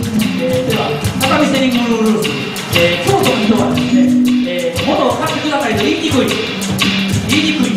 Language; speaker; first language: Japanese; native; Japanese